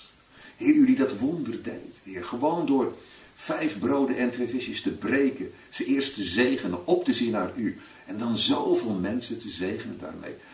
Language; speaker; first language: Dutch; native; Dutch